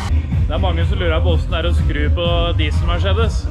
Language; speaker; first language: Norwegian; native; Norwegian